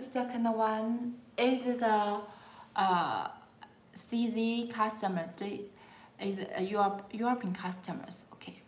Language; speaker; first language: English; non-native, learner; Chinese